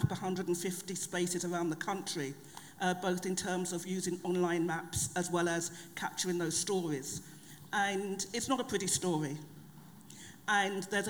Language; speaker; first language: English; native; English